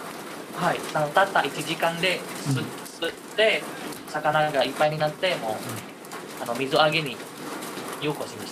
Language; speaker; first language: Japanese; non-native, fluent; Indonesian